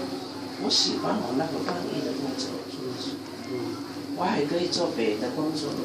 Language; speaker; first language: Chinese; non-native, local second language; Amis